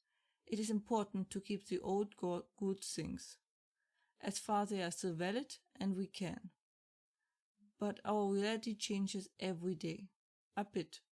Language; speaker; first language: English; non-native, fluent; German